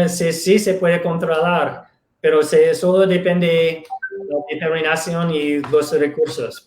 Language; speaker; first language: Spanish; non-native, fluent; English